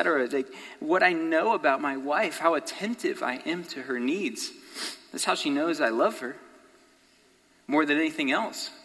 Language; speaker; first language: English; native; English